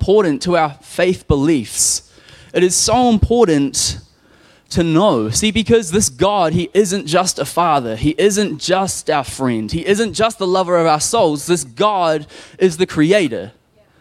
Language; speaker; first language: English; native; English